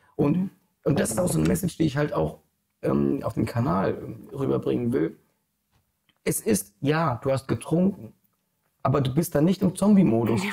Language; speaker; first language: German; early bilingual, other home language; Polish